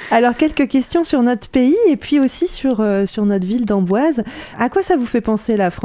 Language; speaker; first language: French; native; French